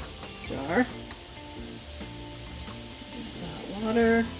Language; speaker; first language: English; native; English